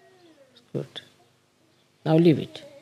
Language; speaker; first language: English; non-native, local second language; Marathi